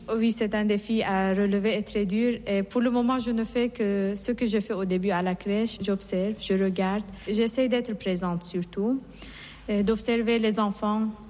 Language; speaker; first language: French; non-native, fluent; Persian